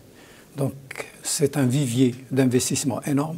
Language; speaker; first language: French; non-native, local second language; Arabic